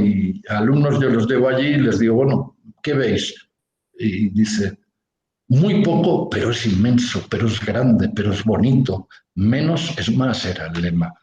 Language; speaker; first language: Spanish; non-native, local second language; Catalan